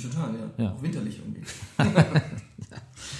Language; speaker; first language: German; native; German